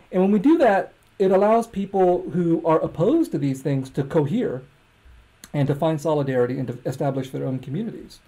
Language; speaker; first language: English; native; English